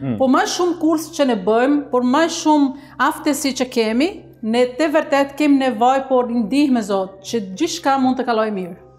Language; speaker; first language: Albanian; non-native, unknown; Portuguese